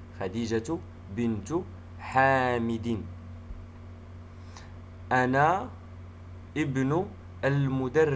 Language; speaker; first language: Arabic; non-native, fluent; French